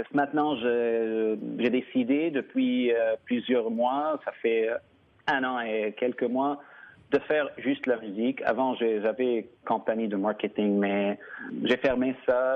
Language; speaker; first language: French; non-native, fluent; Arabic